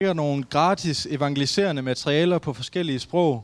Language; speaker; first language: Danish; native; Danish